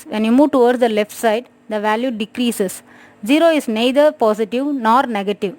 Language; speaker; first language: English; non-native, local second language; Tamil